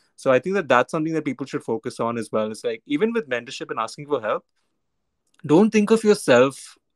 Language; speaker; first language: English; non-native, local second language; Hindi